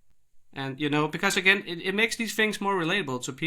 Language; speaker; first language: English; non-native, fluent; Danish